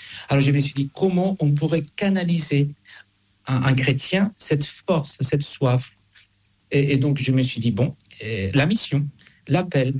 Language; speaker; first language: French; non-native, fluent; Spanish